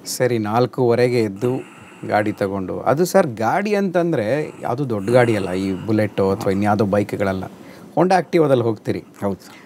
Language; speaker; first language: Kannada; native; Kannada